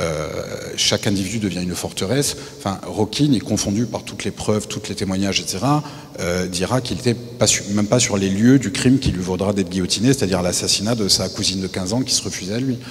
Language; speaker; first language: French; native; French